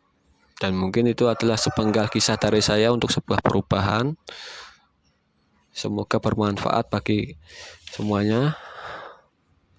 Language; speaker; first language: Indonesian; native; Indonesian